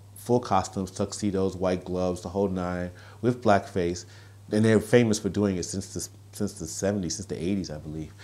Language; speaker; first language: English; native; English